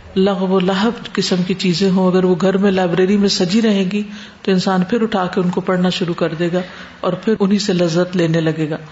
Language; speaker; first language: Urdu; native; Urdu